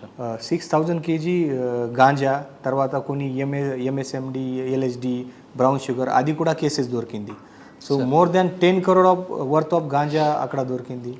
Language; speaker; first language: Telugu; non-native, learner; Marathi